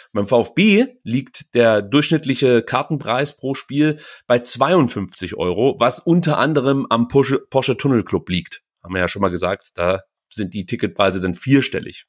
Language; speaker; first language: German; native; German